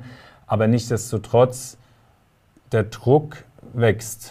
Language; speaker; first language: German; native; German